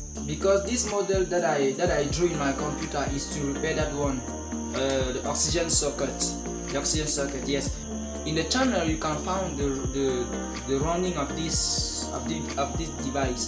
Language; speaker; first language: English; non-native, fluent; French